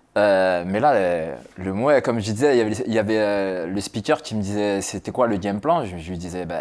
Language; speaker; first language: French; native; French